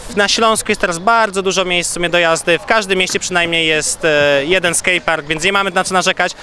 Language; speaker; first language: Polish; native; Polish